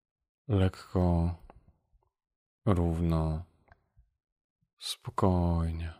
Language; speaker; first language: Polish; native; Polish